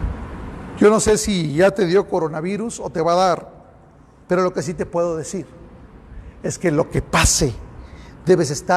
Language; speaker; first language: Spanish; native; Spanish